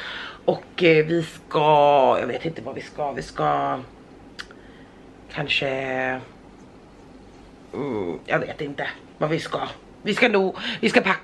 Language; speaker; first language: Swedish; native; Swedish